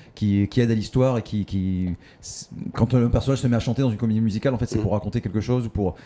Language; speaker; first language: French; native; French